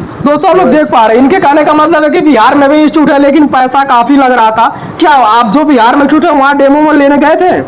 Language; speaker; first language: Hindi; native; Hindi